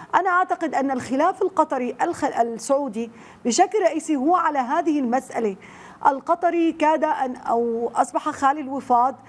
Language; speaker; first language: Arabic; native; Arabic